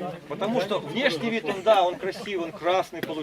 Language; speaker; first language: Russian; native; Russian